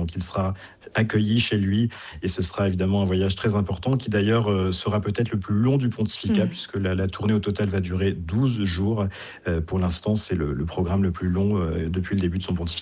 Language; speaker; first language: French; native; French